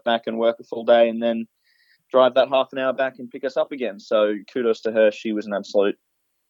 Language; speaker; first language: English; native; English